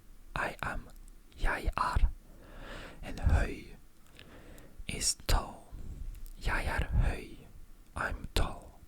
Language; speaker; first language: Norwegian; non-native, learner; French